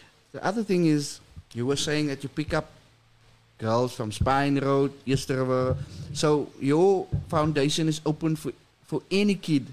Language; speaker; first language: English; non-native, local second language; Afrikaans